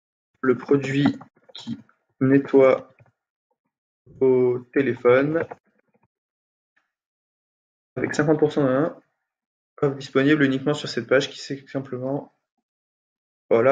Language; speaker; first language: French; native; French